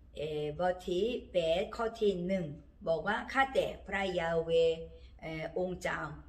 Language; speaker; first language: Thai; non-native, learner; Korean